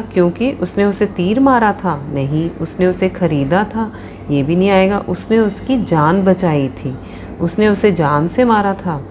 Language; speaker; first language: Hindi; non-native, local second language; Punjabi